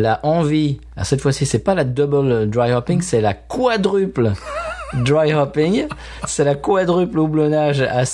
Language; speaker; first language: French; native; French